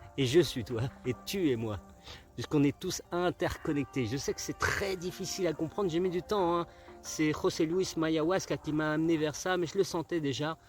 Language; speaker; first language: French; early bilingual, other home language; Spanish